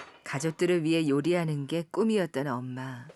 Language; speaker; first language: Korean; native; Korean